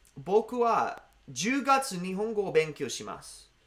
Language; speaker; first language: Japanese; non-native, learner; English